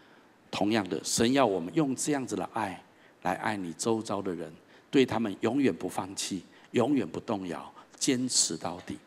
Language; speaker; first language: Chinese; native; Chinese